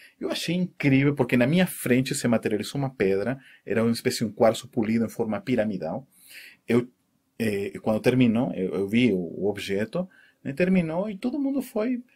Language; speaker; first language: Portuguese; non-native, fluent; Spanish